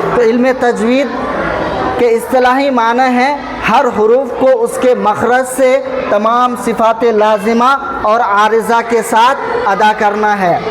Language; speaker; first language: Urdu; native; Urdu